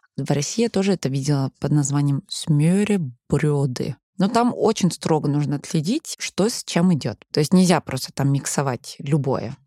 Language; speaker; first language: Russian; early bilingual, heritage; Danish